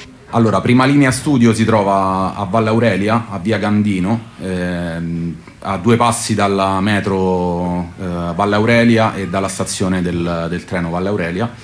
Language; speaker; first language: Italian; native; Italian